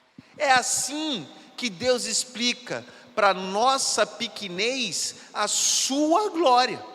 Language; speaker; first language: Portuguese; native; Portuguese